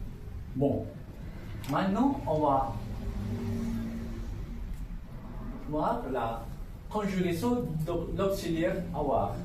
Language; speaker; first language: French; non-native, fluent; Spanish